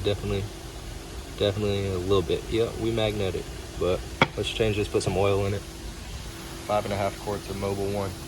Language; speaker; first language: English; native; English